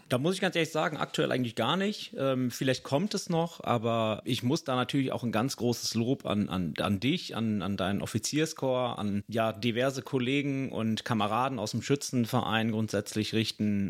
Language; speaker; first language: German; native; German